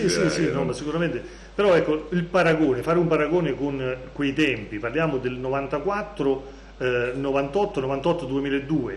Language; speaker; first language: Italian; native; Italian